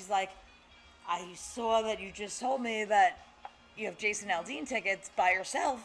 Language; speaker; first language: English; native; English